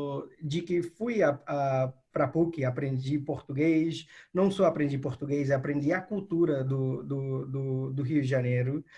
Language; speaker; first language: Portuguese; non-native, fluent; English